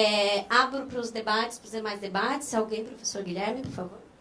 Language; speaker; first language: Portuguese; native; Portuguese